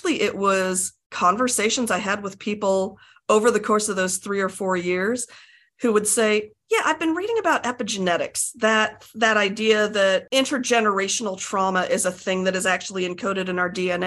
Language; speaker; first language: English; native; English